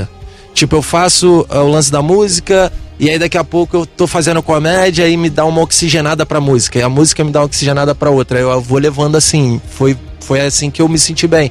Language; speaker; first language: Portuguese; native; Portuguese